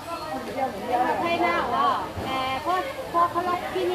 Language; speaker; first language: Filipino; non-native, local second language; Cebuano